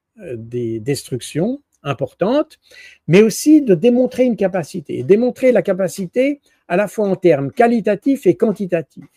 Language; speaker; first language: French; native; French